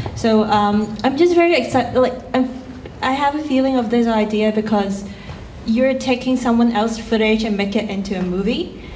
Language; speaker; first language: English; non-native, local second language; Cantonese